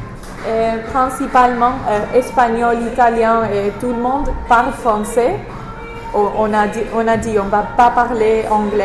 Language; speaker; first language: French; non-native, fluent; English